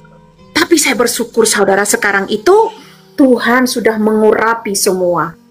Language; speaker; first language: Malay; non-native, local second language; Madurese